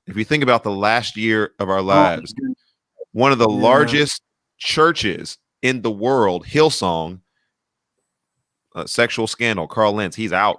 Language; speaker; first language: English; native; English